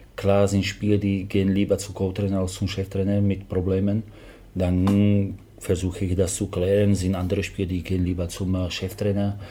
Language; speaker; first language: German; non-native, fluent; Slovak